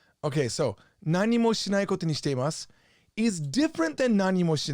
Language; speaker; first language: Japanese; non-native, fluent; English